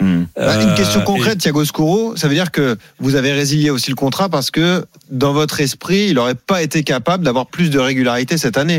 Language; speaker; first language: French; native; French